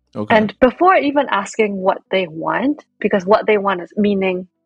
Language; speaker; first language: English; non-native, fluent; Indonesian